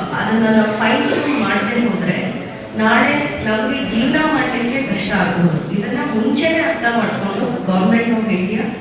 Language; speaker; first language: Kannada; native; Kannada